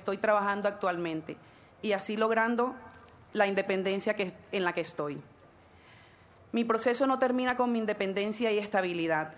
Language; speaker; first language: Spanish; native; Spanish